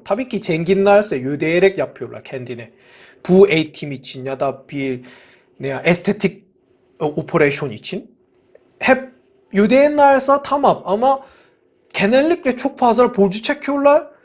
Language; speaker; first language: Turkish; non-native, fluent; Korean